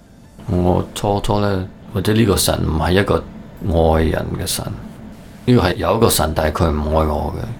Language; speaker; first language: Cantonese; early bilingual, heritage; Cantonese